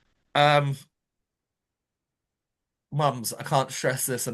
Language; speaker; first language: English; native; English